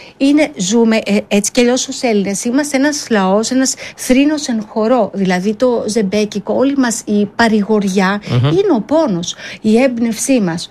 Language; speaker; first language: Greek; early bilingual, heritage; Greek